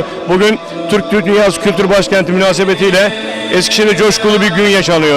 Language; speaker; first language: Turkish; native; Turkish